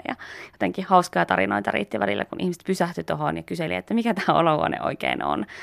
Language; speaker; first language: Finnish; native; Finnish